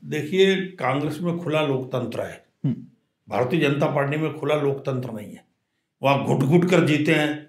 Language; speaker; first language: Hindi; native; Hindi